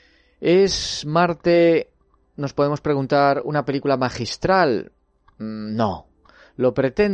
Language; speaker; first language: Spanish; native; Spanish